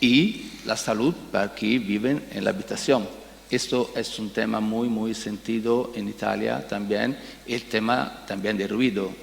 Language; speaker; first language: Spanish; non-native, learner; Italian